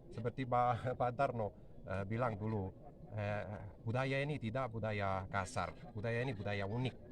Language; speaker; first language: Indonesian; non-native, learner; Italian